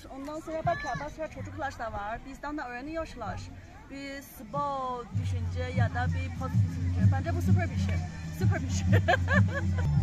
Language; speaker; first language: Turkish; non-native, learner; Chinese